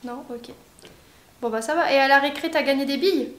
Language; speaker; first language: French; native; French